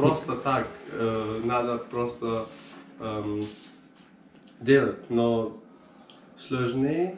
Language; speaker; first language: Russian; non-native, learner; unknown